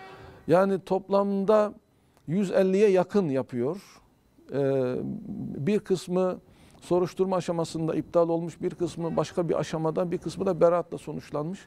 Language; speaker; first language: Turkish; native; Turkish